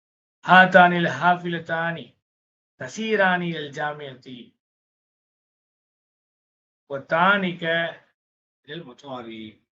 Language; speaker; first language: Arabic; non-native, fluent; Tamil